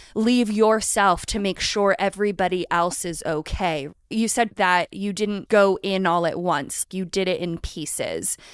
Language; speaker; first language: English; native; English